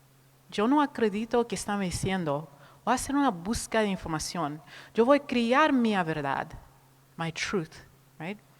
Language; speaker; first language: Spanish; non-native, fluent; Portuguese